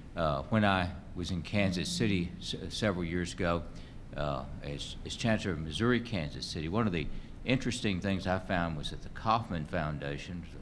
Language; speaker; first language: English; native; English